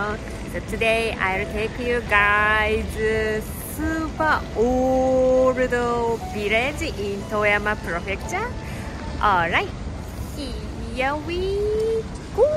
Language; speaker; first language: English; non-native, learner; Japanese